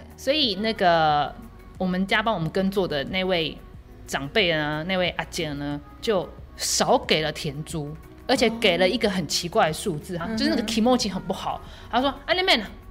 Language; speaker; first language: Chinese; native; Chinese